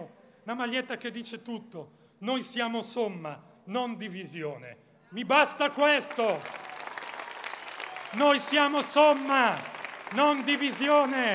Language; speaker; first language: Italian; native; Italian